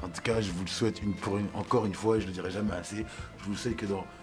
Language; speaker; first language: French; native; French